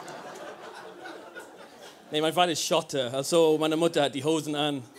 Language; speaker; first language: German; non-native, fluent; English